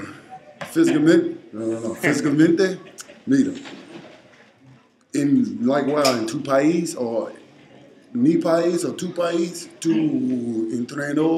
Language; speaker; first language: Spanish; non-native, learner; English